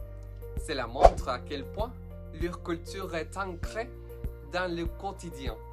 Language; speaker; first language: French; non-native, learner; Spanish